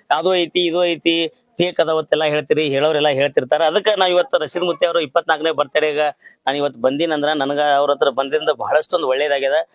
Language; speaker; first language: Kannada; native; Kannada